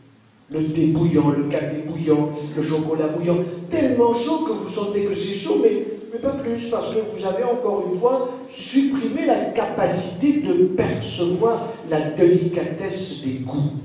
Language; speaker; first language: French; native; French